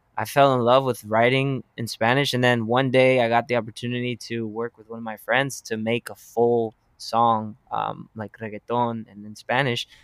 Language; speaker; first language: English; early bilingual, other home language; Spanish